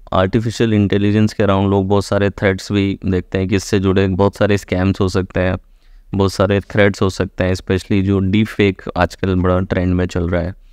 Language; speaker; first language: Hindi; native; Hindi